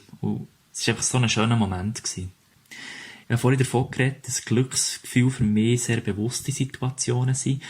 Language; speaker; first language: German; native; German